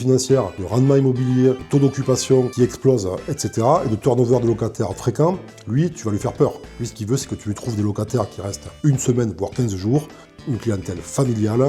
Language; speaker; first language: French; native; French